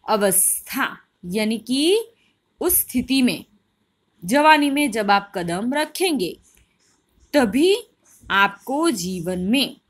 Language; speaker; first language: Hindi; non-native, local second language; Gujarati